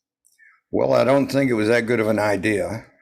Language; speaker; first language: English; native; English